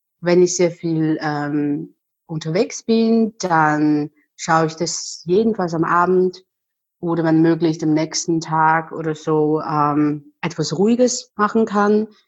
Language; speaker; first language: German; non-native, fluent; Chinese